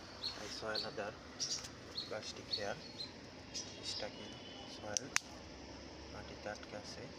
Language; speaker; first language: English; non-native, learner; Bangla